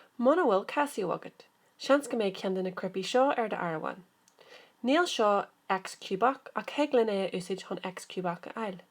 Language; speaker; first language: Irish; native; Irish